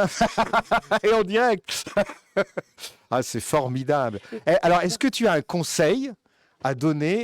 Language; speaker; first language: French; native; French